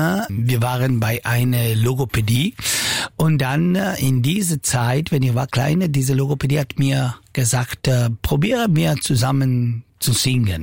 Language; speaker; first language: German; non-native, local second language; Italian